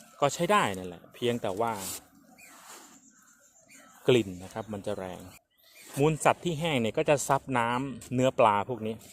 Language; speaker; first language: Thai; native; Thai